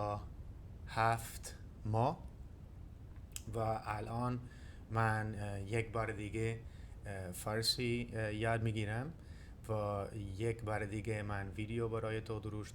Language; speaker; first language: Persian; non-native, learner; Dutch